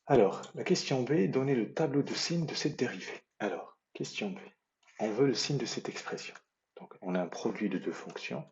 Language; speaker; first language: French; native; French